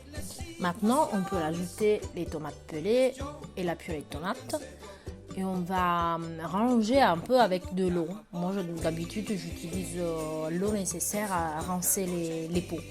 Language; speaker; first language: French; non-native, fluent; Italian